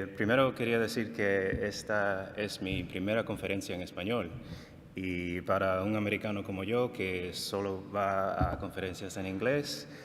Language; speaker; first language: Spanish; non-native, fluent; English